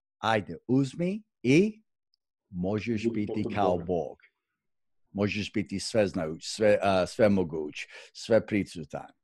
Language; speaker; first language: Croatian; non-native, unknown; English